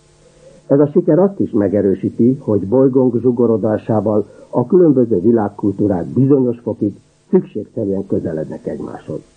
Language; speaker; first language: Hungarian; native; Hungarian